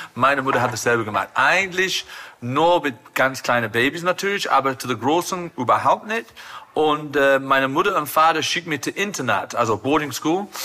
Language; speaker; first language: German; non-native, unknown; English